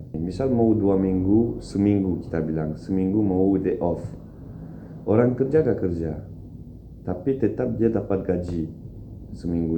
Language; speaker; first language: Indonesian; non-native, fluent; Turkish